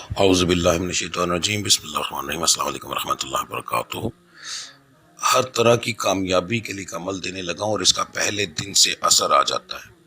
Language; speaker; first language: Urdu; non-native, local second language; Punjabi